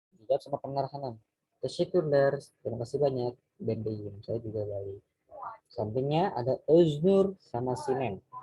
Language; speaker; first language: Indonesian; native; Indonesian